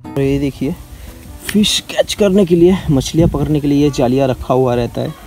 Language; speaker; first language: Hindi; non-native, local second language; Bangla